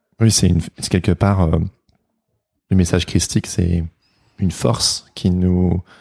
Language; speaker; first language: French; native; French